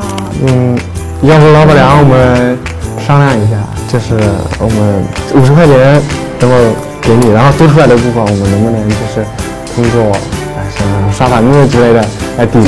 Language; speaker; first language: Chinese; native; Chinese